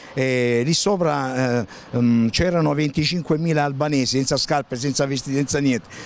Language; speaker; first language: Italian; native; Italian